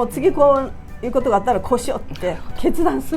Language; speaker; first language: Japanese; native; Japanese